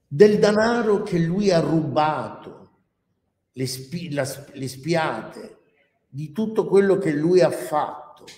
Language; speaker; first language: Italian; early bilingual, heritage; Arabic